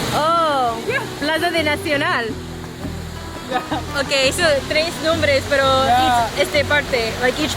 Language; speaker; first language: Spanish; non-native, learner; English